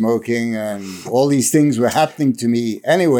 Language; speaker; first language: English; native; English